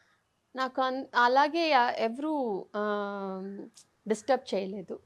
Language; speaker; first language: Telugu; non-native, local second language; Tamil